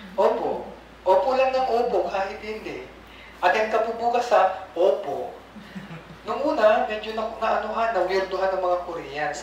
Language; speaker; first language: Filipino; non-native, local second language; Iloko